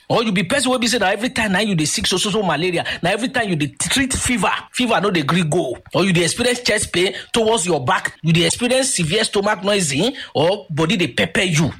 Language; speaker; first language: Nigerian Pidgin; native; Nigerian Pidgin